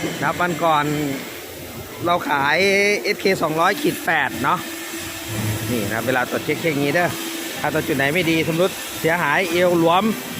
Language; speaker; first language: Thai; native; Thai